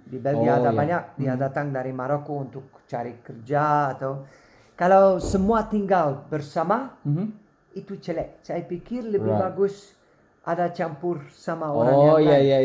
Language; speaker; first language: Indonesian; non-native, learner; Dutch